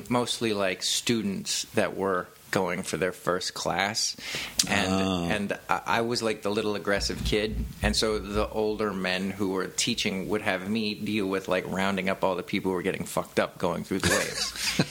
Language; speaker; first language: English; native; English